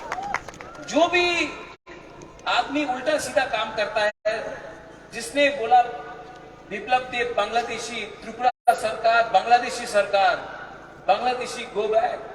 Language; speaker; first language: Hindi; non-native, local second language; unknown